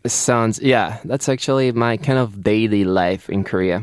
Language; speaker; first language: English; non-native, fluent; French